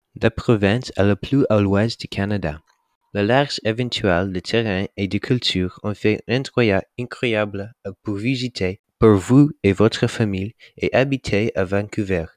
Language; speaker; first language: French; non-native, learner; English